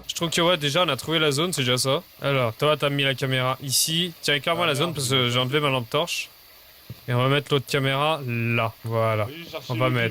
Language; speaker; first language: French; native; French